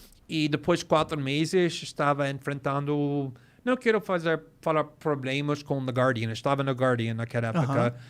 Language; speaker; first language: Portuguese; non-native, fluent; English